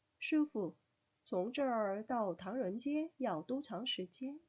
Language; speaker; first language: Chinese; non-native, fluent; Korean